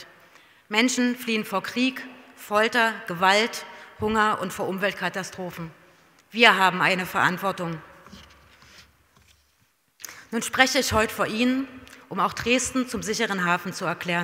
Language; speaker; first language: German; native; German